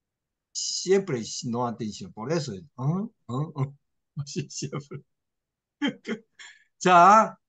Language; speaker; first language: Spanish; non-native, learner; Korean